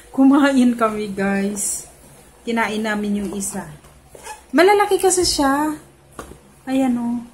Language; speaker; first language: Filipino; non-native, local second language; Cebuano